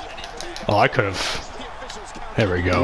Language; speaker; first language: English; native; English